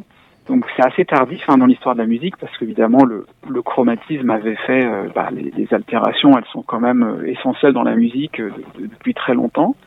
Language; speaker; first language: French; native; French